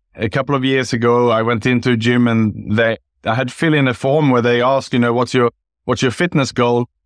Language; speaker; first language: English; non-native, fluent; Swedish